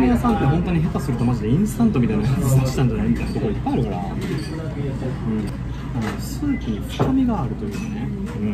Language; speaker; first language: Japanese; early bilingual, heritage; Japanese